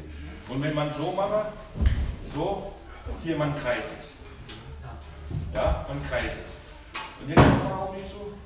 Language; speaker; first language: German; non-native, learner; Thai